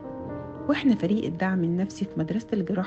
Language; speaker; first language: Arabic; native; Arabic